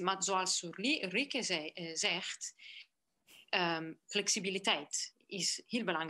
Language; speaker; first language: Dutch; non-native, fluent; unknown